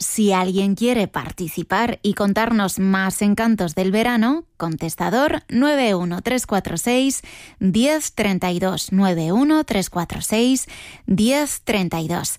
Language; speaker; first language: Spanish; native; Spanish